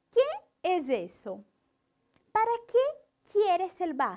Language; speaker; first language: Spanish; non-native, fluent; Portuguese